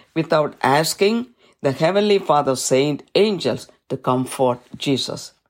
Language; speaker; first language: English; non-native, local second language; Malayalam